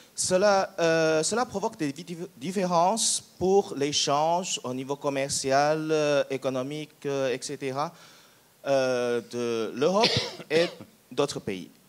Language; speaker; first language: French; non-native, fluent; Chinese